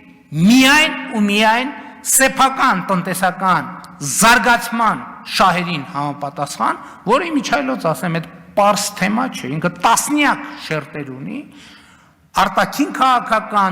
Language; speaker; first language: Armenian; native; Armenian